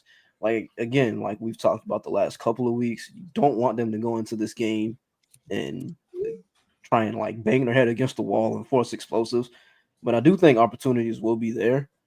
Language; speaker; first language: English; native; English